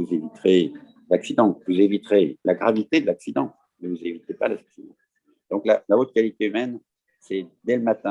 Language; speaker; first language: French; native; French